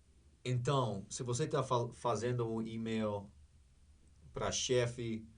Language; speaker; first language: Portuguese; non-native, learner; English